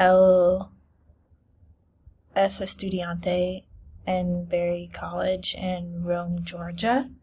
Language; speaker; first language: Spanish; non-native, learner; English